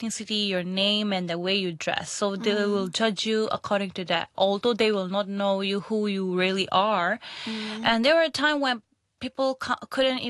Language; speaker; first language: English; non-native, local second language; Urdu